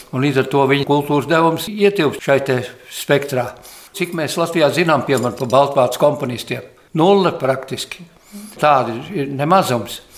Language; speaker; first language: Latvian; early bilingual, heritage; Latvian